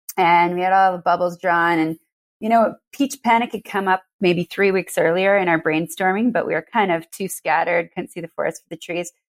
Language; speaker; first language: English; native; English